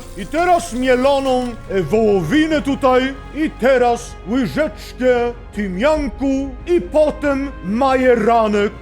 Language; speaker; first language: Polish; non-native, learner; Swedish